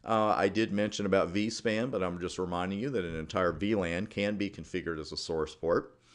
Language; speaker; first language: English; native; English